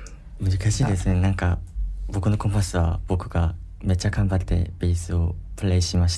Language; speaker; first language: Japanese; non-native, learner; Korean